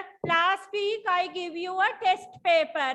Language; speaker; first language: English; non-native, local second language; Sinhala